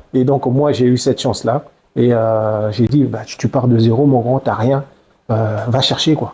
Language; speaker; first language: French; early bilingual, other home language; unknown